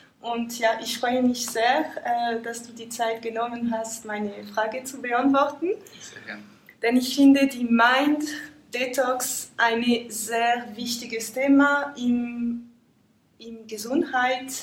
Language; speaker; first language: German; non-native, fluent; French